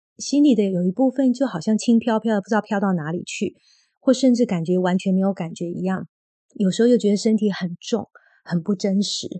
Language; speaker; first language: Chinese; native; Chinese